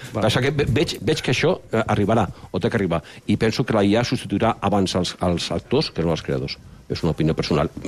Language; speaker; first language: Catalan; non-native, local second language; Spanish